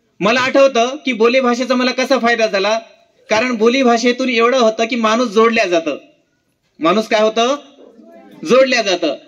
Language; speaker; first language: Marathi; non-native, local second language; Urdu